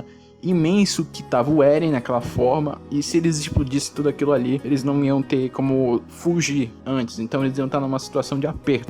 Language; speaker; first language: Portuguese; native; Portuguese